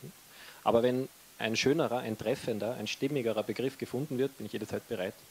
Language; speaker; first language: German; native; German